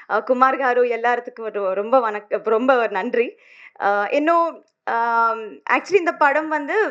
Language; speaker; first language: Tamil; non-native, learner; Telugu